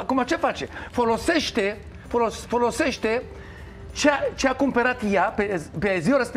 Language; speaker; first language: Romanian; non-native, learner; Hebrew